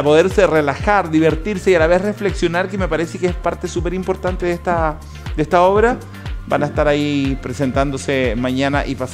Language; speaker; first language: Spanish; native; Spanish